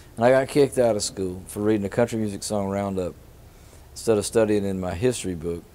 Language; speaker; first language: English; native; English